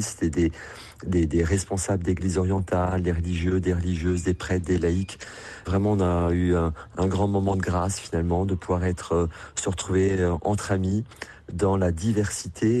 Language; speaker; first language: French; native; French